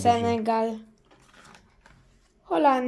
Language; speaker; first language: Polish; early bilingual, heritage; Polish